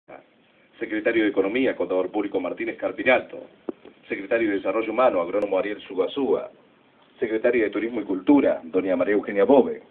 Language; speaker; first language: Spanish; native; Spanish